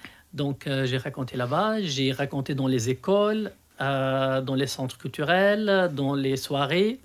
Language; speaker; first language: French; non-native, local second language; Arabic